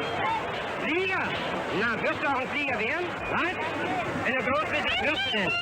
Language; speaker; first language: German; native; German